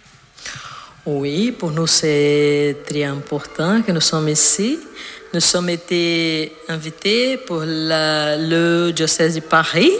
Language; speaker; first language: French; non-native, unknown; Portuguese